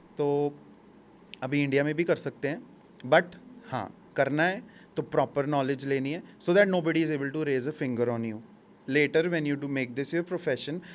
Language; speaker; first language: Hindi; native; Hindi